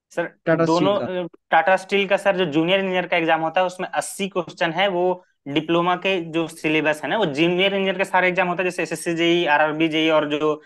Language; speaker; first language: Hindi; native; Hindi